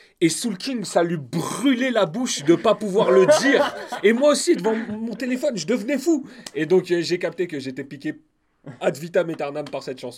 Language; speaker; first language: French; native; French